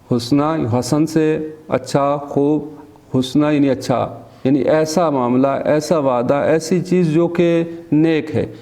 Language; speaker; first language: Urdu; native; Urdu